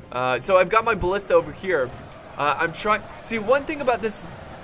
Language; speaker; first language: English; native; English